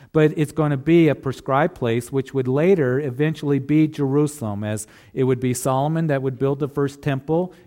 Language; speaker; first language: English; native; English